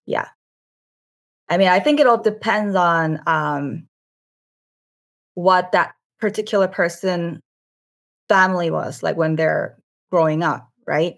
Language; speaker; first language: English; non-native, fluent; Korean